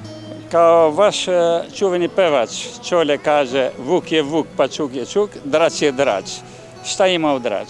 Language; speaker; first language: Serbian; non-native, learner; Albanian